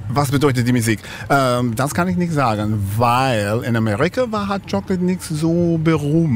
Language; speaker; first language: German; non-native, learner; English